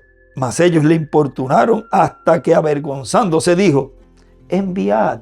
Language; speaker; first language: Spanish; native; Spanish